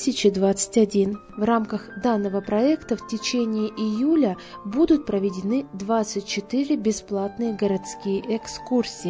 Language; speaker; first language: Russian; native; Russian